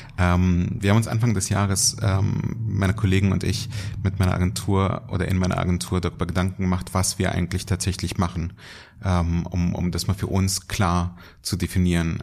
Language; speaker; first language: German; early bilingual, other home language; Russian